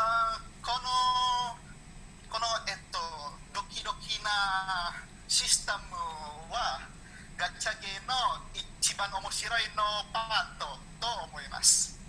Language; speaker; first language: Japanese; non-native, learner; Indonesian